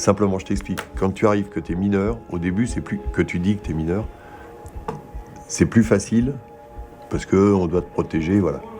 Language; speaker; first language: French; native; French